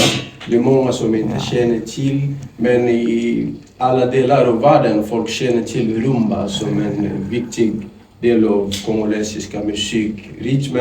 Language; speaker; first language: Swedish; non-native, fluent; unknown